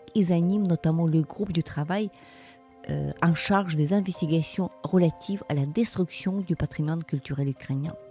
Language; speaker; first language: French; non-native, fluent; Ukrainian